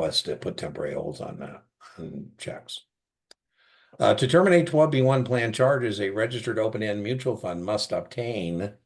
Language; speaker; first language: English; native; English